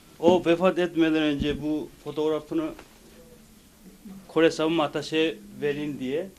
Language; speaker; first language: Turkish; non-native, fluent; Korean